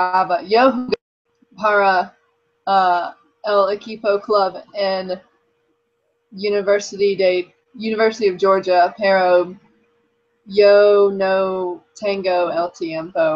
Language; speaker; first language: Spanish; non-native, learner; English